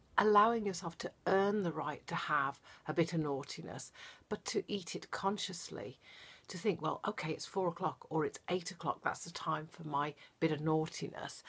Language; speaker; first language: English; native; English